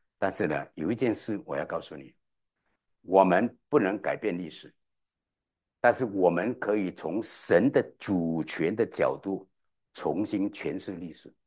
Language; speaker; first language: Chinese; native; Chinese